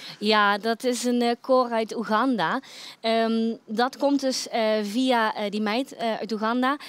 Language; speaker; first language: Dutch; early bilingual, other home language; Croatian